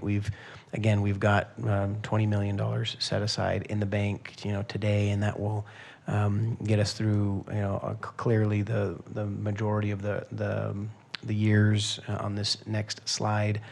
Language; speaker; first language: English; native; English